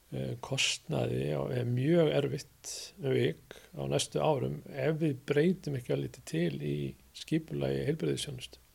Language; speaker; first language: Icelandic; native; Icelandic